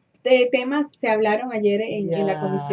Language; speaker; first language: Spanish; native; Spanish